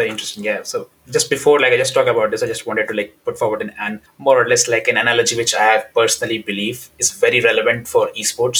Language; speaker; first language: English; non-native, local second language; Hindi